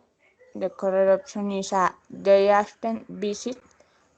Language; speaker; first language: English; non-native, learner; Spanish